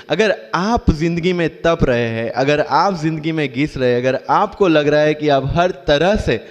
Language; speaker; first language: Hindi; non-native, local second language; Gujarati